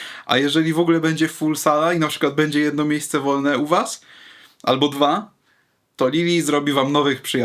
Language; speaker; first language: Polish; native; Polish